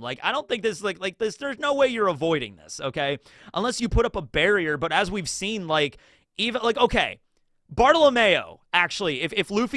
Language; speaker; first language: English; native; English